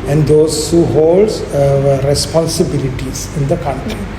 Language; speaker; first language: English; non-native, local second language; Sinhala